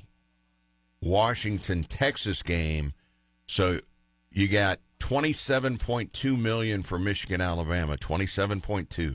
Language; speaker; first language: English; native; English